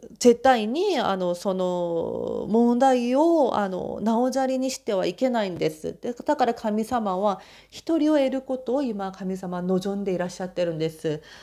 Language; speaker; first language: Japanese; non-native, fluent; Korean